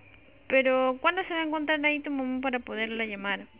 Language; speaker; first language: Spanish; native; Spanish